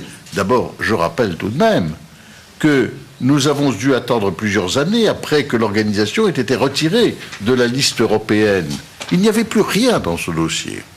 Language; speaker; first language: French; native; French